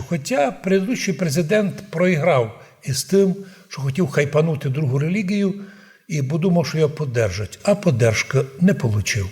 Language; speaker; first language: Ukrainian; non-native, local second language; Rusyn